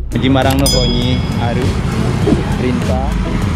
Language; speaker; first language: Japanese; non-native, fluent; Indonesian